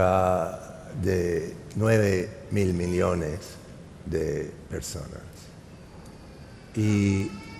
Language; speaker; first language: Spanish; non-native, fluent; English